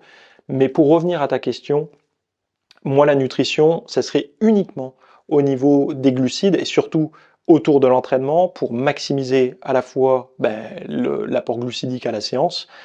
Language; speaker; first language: French; native; French